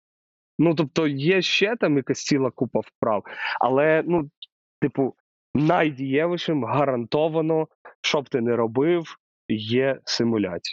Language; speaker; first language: Ukrainian; native; Ukrainian